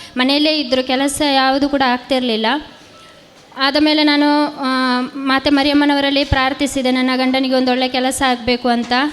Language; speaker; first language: Kannada; non-native, local second language; Konkani